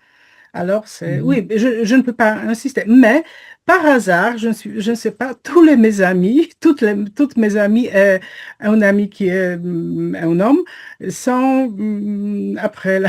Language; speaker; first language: French; non-native, fluent; Polish